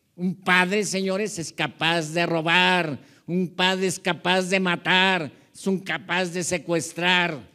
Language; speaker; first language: Spanish; early bilingual, other home language; Japanese